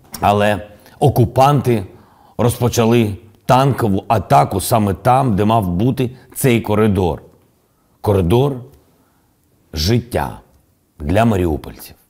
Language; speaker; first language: Ukrainian; non-native, local second language; Russian